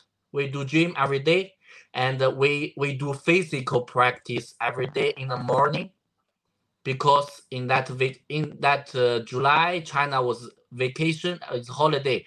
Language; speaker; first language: English; non-native, learner; Chinese